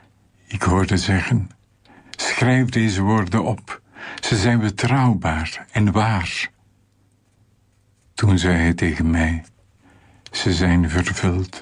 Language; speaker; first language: Dutch; native; Dutch